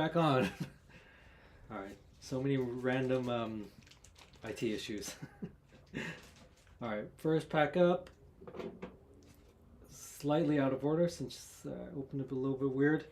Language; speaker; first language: English; native; English